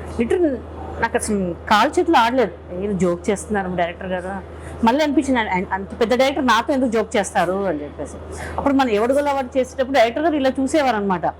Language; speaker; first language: Telugu; non-native, local second language; Hindi